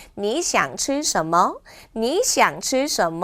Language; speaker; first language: Chinese; non-native, fluent; Korean